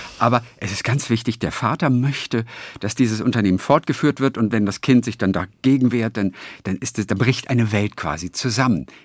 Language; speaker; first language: German; native; German